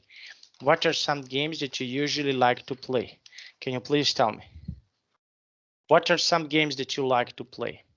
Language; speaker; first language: English; non-native, fluent; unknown